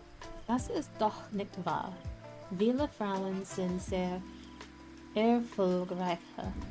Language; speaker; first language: German; non-native, learner; English